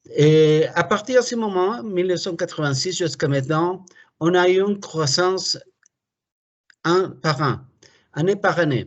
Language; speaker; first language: French; non-native, fluent; Spanish